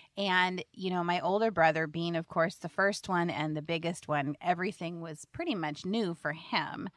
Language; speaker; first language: English; native; English